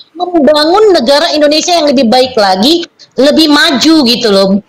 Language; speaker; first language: Indonesian; native; Indonesian